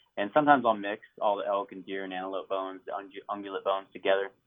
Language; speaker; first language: English; native; English